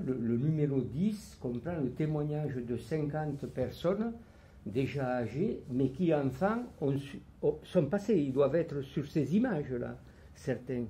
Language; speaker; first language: French; early bilingual, other home language; Spanish